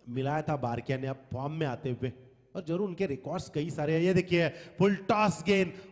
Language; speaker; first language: Hindi; non-native, local second language; Marathi